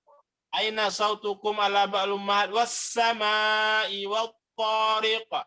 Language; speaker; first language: Arabic; non-native, fluent; Indonesian